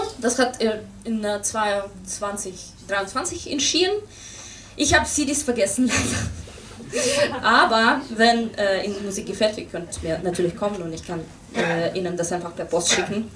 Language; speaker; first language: German; non-native, fluent; Russian